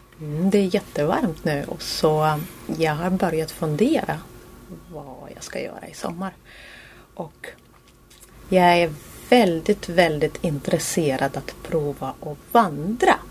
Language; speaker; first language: Swedish; non-native, learner; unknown